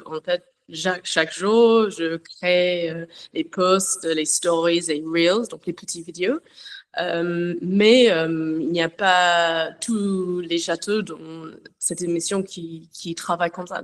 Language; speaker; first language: French; non-native, learner; English